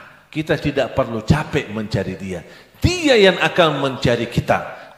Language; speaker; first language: Indonesian; non-native, fluent; Arabic